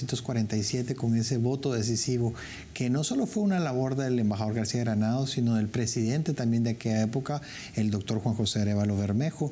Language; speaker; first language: Spanish; native; Spanish